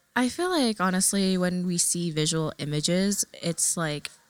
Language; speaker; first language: English; early bilingual, other home language; Filipino